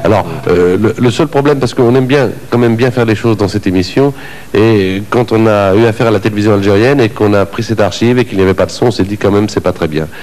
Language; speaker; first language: French; native; French